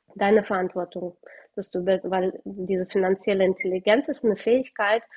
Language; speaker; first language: German; early bilingual, other home language; Russian